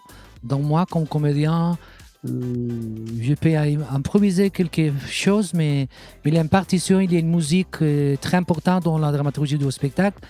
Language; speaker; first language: French; non-native, fluent; Catalan